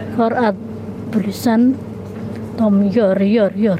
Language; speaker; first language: Swedish; non-native, learner; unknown